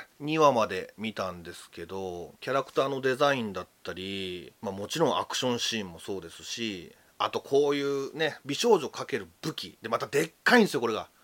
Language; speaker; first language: Japanese; native; Japanese